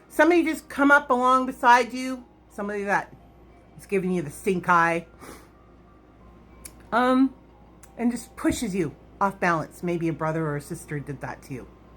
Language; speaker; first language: English; native; English